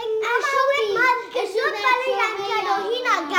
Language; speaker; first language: German; non-native, local second language; Arabic